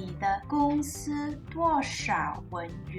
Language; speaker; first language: Chinese; non-native, learner; English